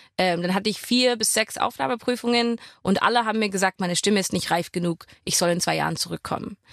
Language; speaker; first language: German; non-native, fluent; English